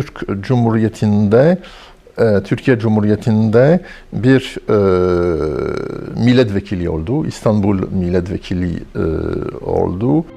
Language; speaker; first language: Turkish; non-native, fluent; French